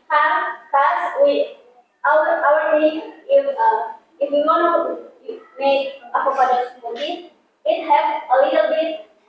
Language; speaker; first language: English; non-native, learner; Indonesian